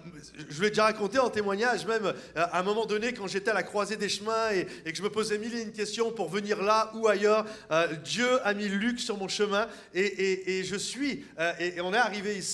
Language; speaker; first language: French; native; French